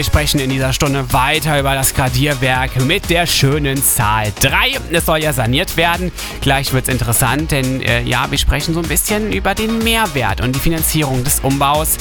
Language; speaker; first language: German; native; German